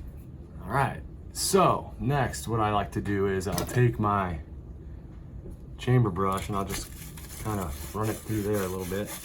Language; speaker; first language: English; native; English